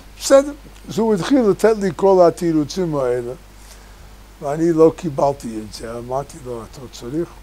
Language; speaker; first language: Hebrew; non-native, fluent; English